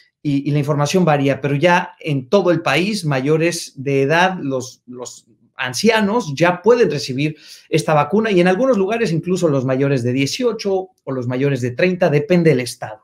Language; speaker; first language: Spanish; native; Spanish